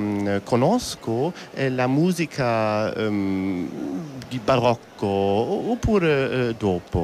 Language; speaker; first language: Italian; non-native, learner; German